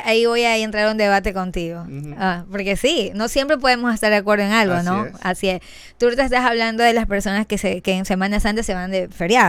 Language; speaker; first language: Spanish; native; Spanish